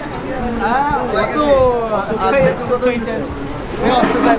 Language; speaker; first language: Chinese; non-native, learner; Bangla